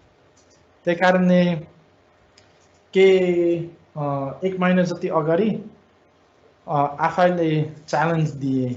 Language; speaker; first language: Nepali; non-native, fluent; English